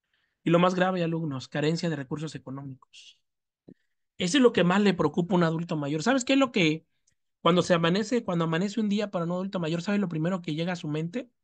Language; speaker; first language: Spanish; native; Spanish